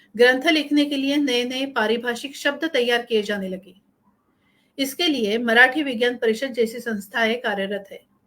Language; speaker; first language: Hindi; non-native, local second language; Marathi